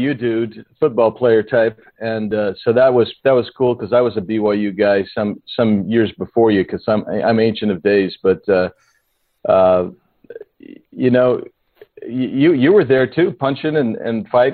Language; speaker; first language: English; native; English